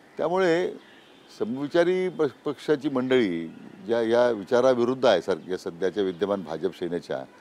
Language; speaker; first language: Marathi; native; Marathi